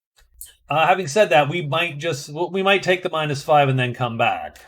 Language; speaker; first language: English; native; English